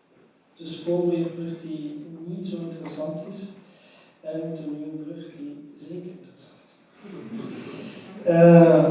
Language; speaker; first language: Dutch; non-native, local second language; French